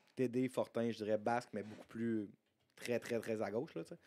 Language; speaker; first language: French; native; French